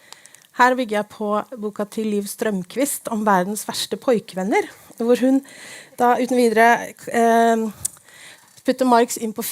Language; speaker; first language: Norwegian; native; Norwegian